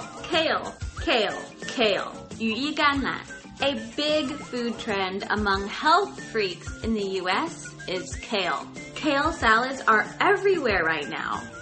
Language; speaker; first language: English; native; English